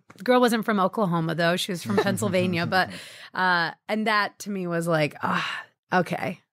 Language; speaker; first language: English; early bilingual, other home language; Hindi